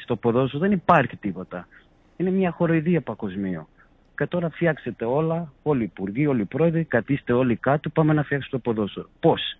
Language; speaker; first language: Greek; non-native, fluent; Portuguese